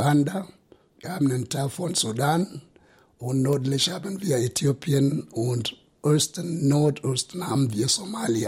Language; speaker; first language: German; non-native, fluent; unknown